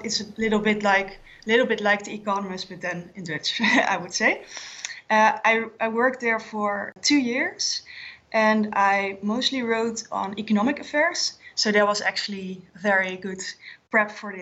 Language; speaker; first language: English; non-native, fluent; Dutch